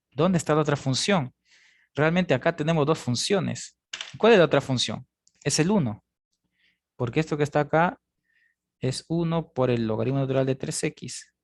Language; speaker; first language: Spanish; native; Spanish